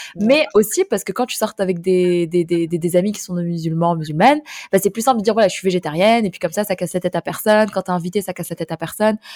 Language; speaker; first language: French; non-native, fluent; Arabic